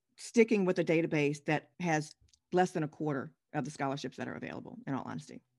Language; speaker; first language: English; native; English